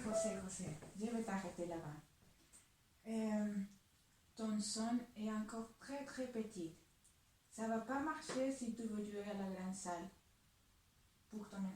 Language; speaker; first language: French; non-native, fluent; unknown